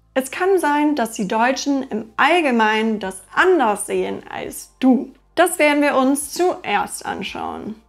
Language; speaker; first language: German; non-native, fluent; English